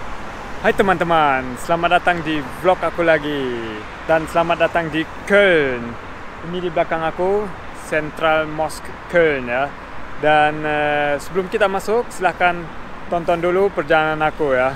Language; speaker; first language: Indonesian; early bilingual, heritage; German